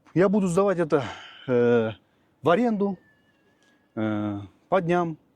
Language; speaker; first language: Russian; non-native, local second language; Kazakh